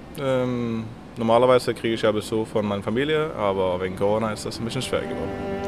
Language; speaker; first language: German; non-native, fluent; Norwegian